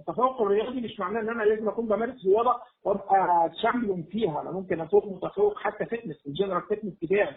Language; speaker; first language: Arabic; native; Arabic